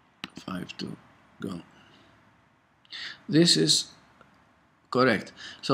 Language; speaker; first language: English; non-native, fluent; Greek